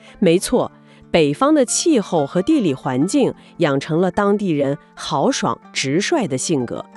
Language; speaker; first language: Chinese; native; Chinese